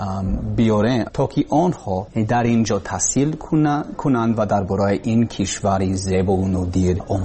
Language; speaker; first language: Persian; non-native, learner; English